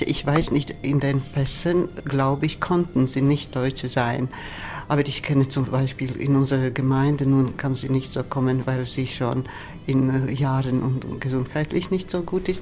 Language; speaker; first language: German; non-native, fluent; Latvian